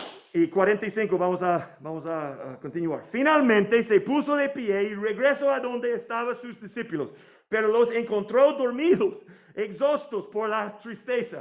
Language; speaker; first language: Spanish; non-native, fluent; English